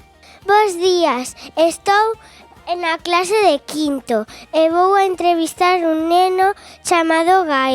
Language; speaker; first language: Galician; non-native, local second language; Spanish